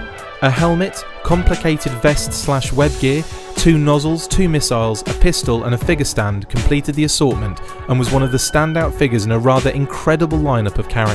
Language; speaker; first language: English; native; English